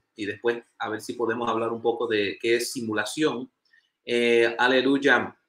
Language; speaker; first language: Spanish; early bilingual, heritage; Spanish